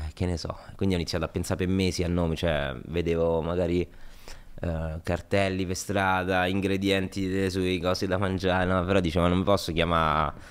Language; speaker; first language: Italian; native; Italian